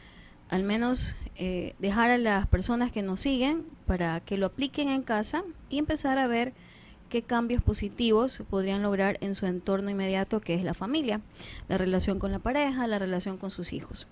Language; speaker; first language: Spanish; native; Spanish